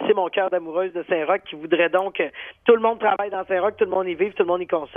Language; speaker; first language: French; native; French